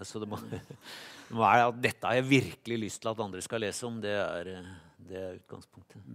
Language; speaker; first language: Norwegian; native; Norwegian